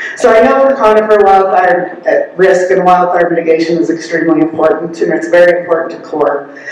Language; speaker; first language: English; native; English